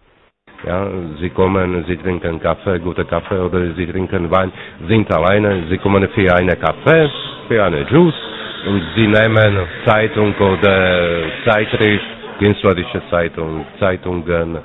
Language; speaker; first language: German; non-native, learner; Czech